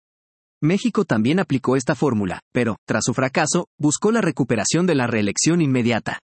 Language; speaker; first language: Spanish; native; Spanish